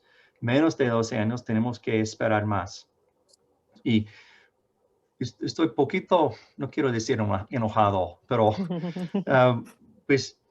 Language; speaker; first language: Spanish; non-native, fluent; English